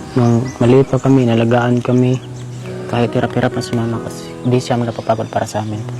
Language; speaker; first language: Filipino; non-native, local second language; Cebuano